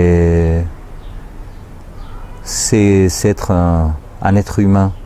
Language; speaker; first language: French; non-native, fluent; Spanish